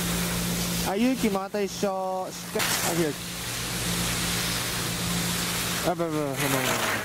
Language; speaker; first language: Japanese; native; Japanese